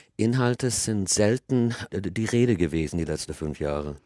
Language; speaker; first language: German; non-native, fluent; English